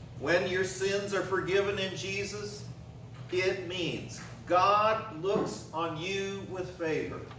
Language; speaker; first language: English; native; English